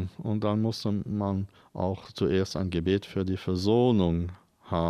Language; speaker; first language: German; non-native, fluent; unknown